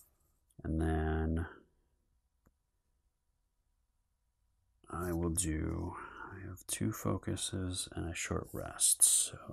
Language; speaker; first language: English; native; English